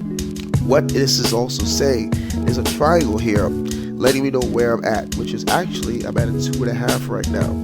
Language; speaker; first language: English; native; English